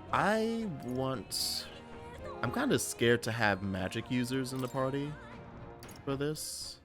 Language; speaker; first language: English; native; English